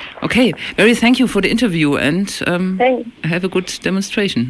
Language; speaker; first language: English; non-native, learner; German